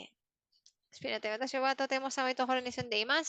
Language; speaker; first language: Japanese; non-native, fluent; Filipino